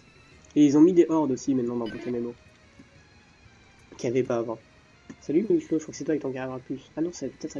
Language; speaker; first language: French; native; French